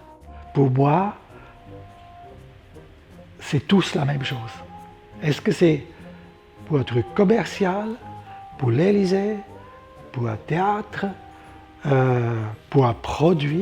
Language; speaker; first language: French; non-native, local second language; German